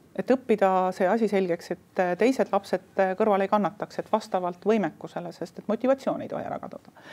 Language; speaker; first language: Estonian; native; Estonian